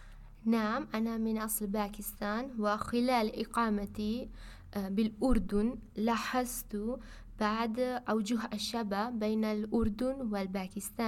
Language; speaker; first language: Arabic; non-native, learner; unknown